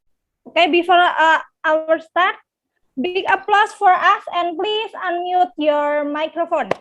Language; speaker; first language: English; non-native, learner; Indonesian